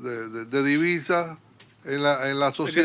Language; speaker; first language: Spanish; native; Spanish